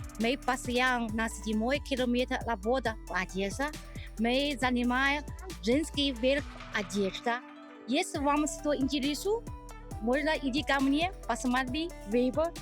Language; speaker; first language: Russian; non-native, learner; Chinese